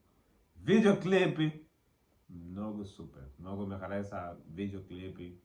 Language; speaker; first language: Bulgarian; non-native, learner; Portuguese